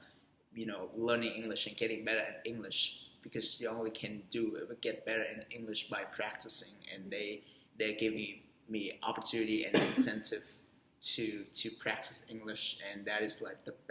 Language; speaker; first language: English; non-native, fluent; Vietnamese